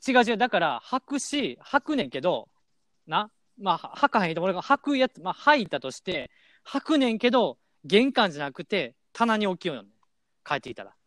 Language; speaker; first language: Japanese; native; Japanese